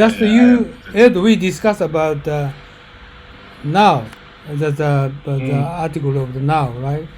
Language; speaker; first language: English; non-native, fluent; Japanese